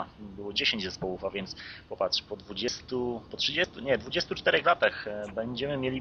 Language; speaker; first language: Polish; native; Polish